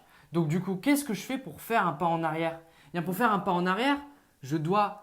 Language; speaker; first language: French; native; French